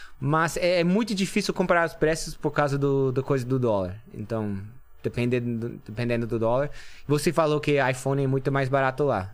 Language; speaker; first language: Portuguese; non-native, fluent; English